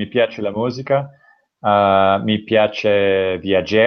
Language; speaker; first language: Italian; non-native, learner; English